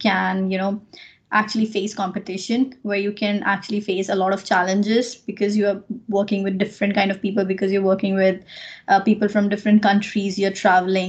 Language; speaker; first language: English; non-native, local second language; Marathi